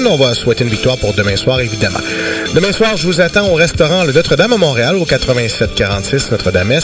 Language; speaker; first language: French; native; French